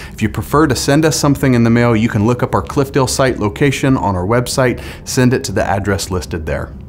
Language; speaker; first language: English; native; English